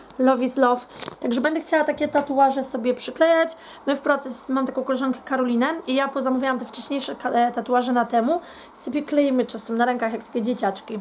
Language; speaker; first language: Polish; native; Polish